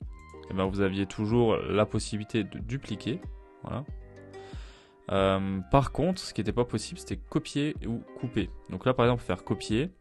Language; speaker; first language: French; native; French